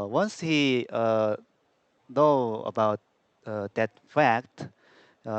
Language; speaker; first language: English; non-native, learner; Korean